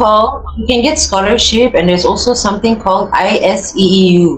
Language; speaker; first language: English; non-native, fluent; Italian